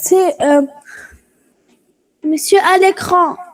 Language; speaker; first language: French; non-native, local second language; Arabic